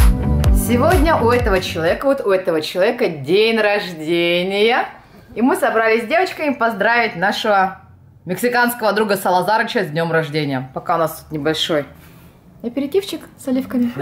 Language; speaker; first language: Russian; native; Russian